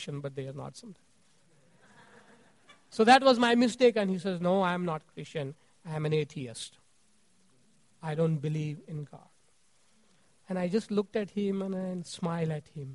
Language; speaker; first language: English; non-native, local second language; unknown